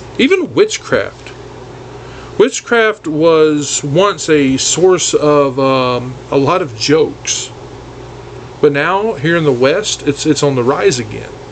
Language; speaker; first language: English; native; English